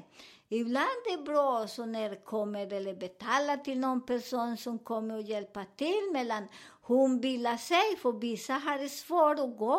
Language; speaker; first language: Swedish; non-native, fluent; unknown